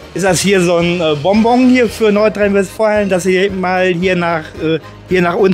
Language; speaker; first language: German; native; German